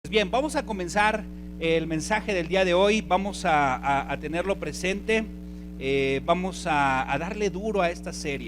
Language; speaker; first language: Spanish; native; Spanish